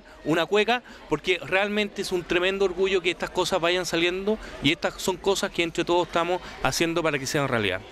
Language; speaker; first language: Spanish; native; Spanish